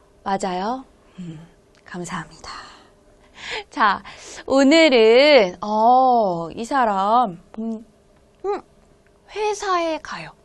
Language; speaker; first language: Korean; non-native, fluent; Hmong